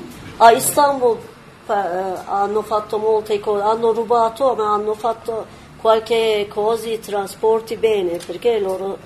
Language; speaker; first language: Italian; non-native, learner; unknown